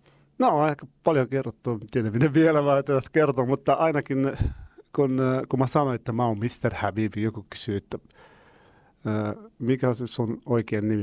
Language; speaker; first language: Finnish; non-native, fluent; Arabic